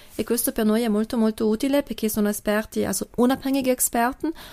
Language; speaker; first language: Italian; non-native, local second language; German